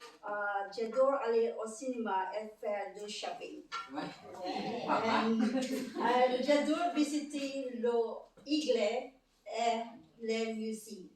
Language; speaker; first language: French; non-native, learner; Filipino